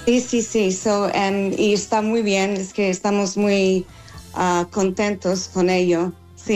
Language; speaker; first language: Spanish; non-native, fluent; English